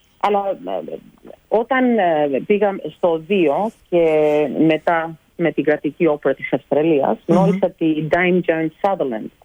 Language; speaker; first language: Greek; early bilingual, heritage; Greek